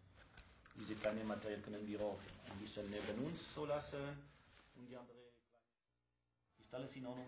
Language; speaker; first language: German; non-native, local second language; French